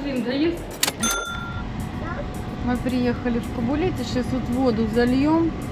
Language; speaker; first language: Russian; native; Russian